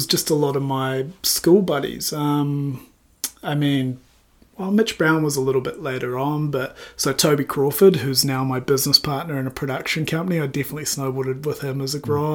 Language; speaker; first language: English; native; English